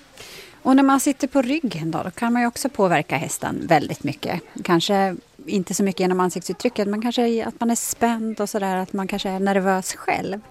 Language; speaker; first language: Swedish; native; Swedish